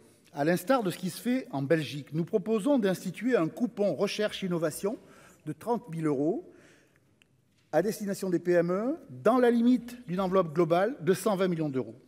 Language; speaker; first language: French; native; French